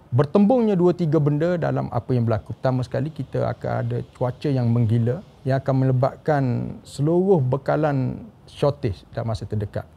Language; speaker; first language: Malay; native; Malay